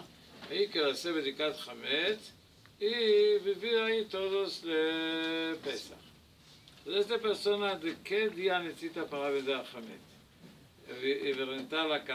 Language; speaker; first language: Spanish; non-native, learner; Hebrew